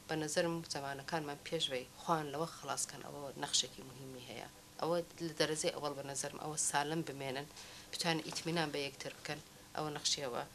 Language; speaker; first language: Central Kurdish; native; Central Kurdish